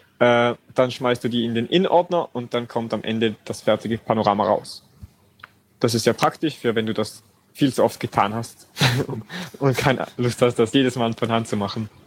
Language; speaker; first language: German; native; German